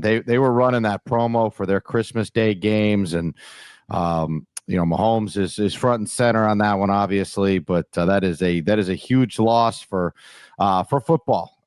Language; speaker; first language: English; native; English